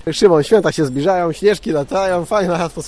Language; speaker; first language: Polish; native; Polish